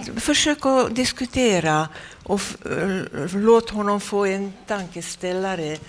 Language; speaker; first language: Swedish; non-native, fluent; Hungarian